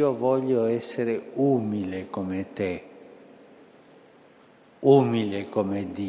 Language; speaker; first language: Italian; early bilingual, heritage; Spanish